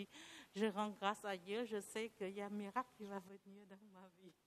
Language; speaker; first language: French; non-native, learner; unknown